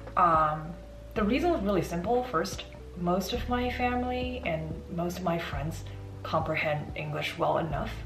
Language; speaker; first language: English; non-native, fluent; Chinese